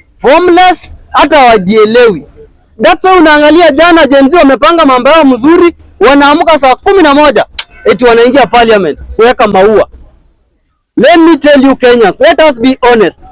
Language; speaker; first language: Swahili; non-native, local second language; Kalenjin